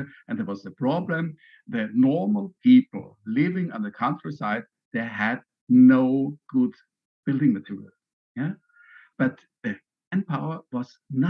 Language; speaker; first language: English; non-native, fluent; German